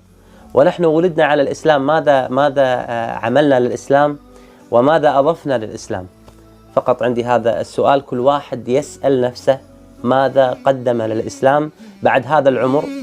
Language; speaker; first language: Arabic; native; Arabic